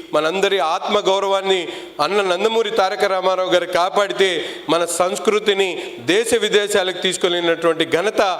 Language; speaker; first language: Telugu; non-native, local second language; Urdu